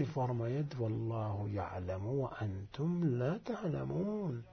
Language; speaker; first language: Persian; non-native, fluent; Arabic